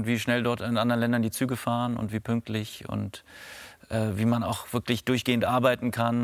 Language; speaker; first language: German; native; German